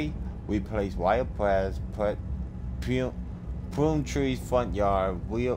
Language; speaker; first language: English; native; English